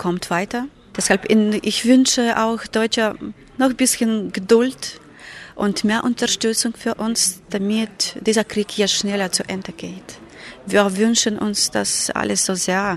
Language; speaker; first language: German; non-native, fluent; Ukrainian